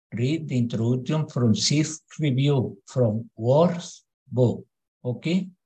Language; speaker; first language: English; non-native, learner; Spanish